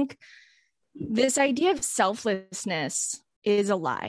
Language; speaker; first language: English; native; English